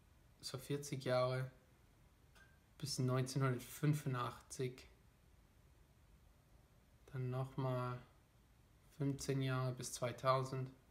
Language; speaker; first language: German; non-native, fluent; English